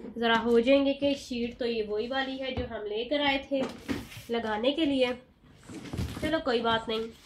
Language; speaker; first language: Urdu; native; Urdu